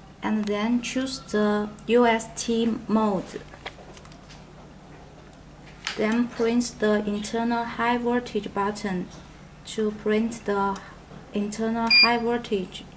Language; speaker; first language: English; non-native, learner; Chinese